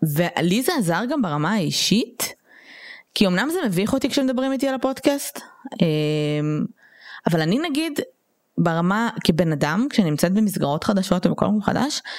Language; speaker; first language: Hebrew; non-native, local second language; Russian